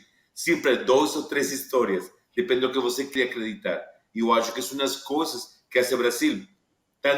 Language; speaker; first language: Portuguese; non-native, fluent; Spanish